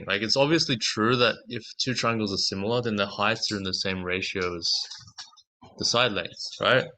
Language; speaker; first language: English; native; English